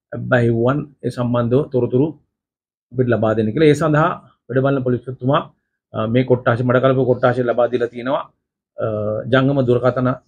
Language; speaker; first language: Sinhala; native; Sinhala